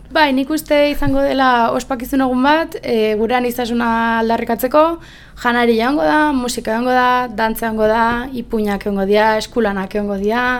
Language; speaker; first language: Basque; native; Basque